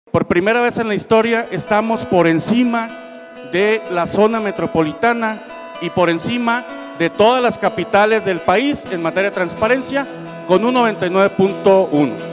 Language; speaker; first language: Spanish; native; Spanish